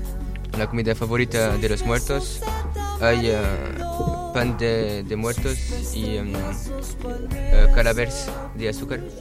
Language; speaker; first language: Spanish; non-native, learner; French